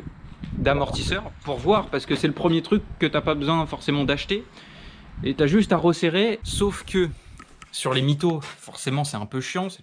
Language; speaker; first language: French; native; French